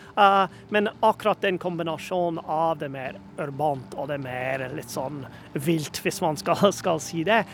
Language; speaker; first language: Norwegian; non-native, fluent; English